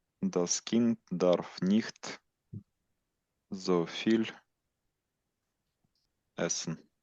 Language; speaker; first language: German; non-native, learner; Ukrainian